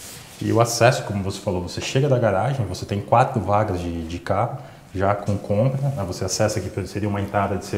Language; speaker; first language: Portuguese; native; Portuguese